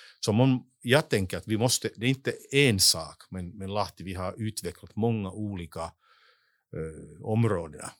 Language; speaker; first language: Swedish; non-native, local second language; Finnish